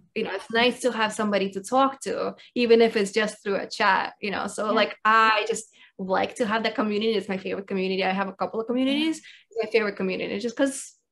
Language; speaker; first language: English; early bilingual, other home language; Russian